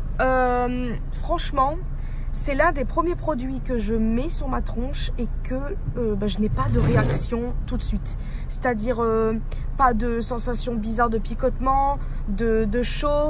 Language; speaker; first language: French; native; French